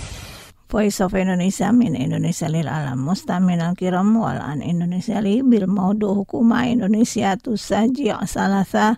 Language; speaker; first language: Arabic; non-native, fluent; Indonesian